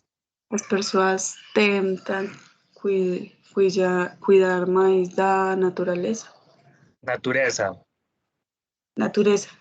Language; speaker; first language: Portuguese; non-native, learner; Spanish